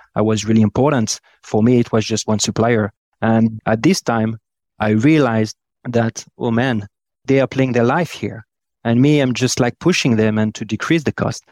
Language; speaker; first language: English; non-native, fluent; French